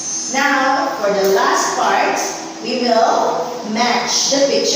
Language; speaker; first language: English; non-native, fluent; Vietnamese